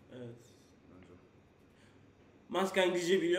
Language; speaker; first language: Turkish; non-native, learner; English